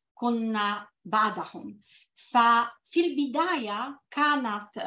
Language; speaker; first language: Arabic; non-native, fluent; Polish